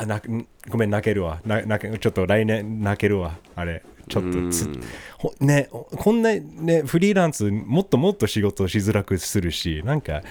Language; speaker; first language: Japanese; non-native, fluent; English